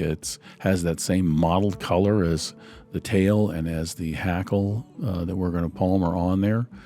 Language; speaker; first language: English; native; English